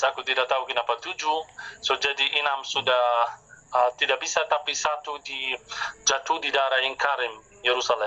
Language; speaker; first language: Indonesian; non-native, fluent; Arabic